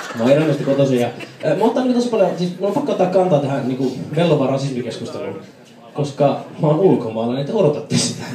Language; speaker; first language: Finnish; early bilingual, other home language; Persian